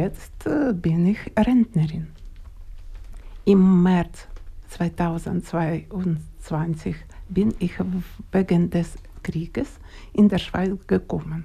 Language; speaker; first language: German; non-native, learner; Ukrainian